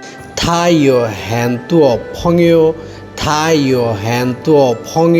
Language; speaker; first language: Chinese; non-native, learner; Bangla